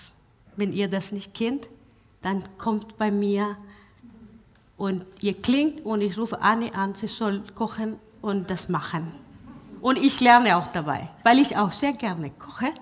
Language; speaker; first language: German; non-native, fluent; Spanish